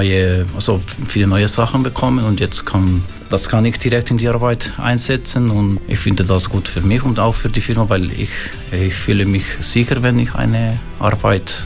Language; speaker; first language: German; non-native, fluent; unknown